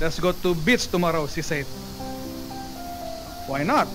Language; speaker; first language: English; non-native, fluent; Indonesian